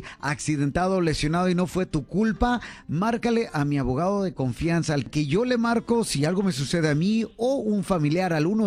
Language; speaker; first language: Spanish; native; Spanish